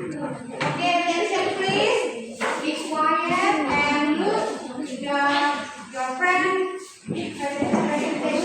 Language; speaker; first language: English; non-native, learner; Indonesian